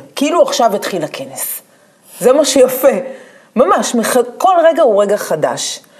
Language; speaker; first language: Hebrew; native; Hebrew